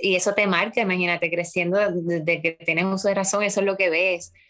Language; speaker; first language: Spanish; native; Spanish